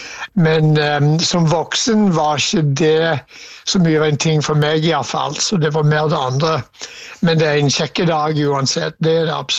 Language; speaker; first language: Norwegian; non-native, fluent; English